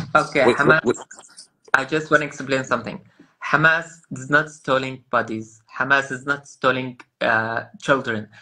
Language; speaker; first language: English; non-native, learner; Arabic